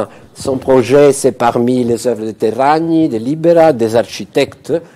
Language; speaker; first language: French; non-native, fluent; Italian